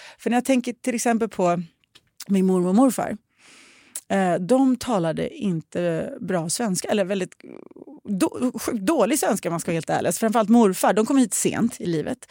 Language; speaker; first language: Swedish; early bilingual, other home language; Russian